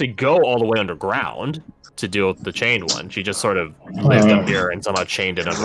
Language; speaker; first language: English; native; English